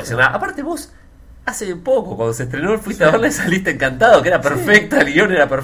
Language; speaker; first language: Spanish; native; Spanish